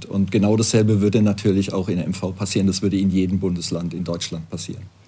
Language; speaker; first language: German; native; German